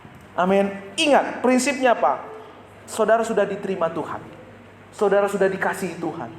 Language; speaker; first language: Indonesian; native; Indonesian